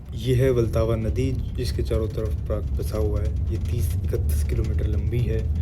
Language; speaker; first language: Hindi; native; Hindi